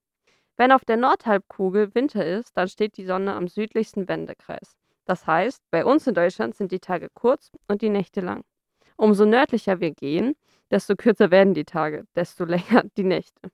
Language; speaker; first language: German; native; German